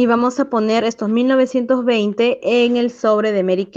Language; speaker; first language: Spanish; native; Spanish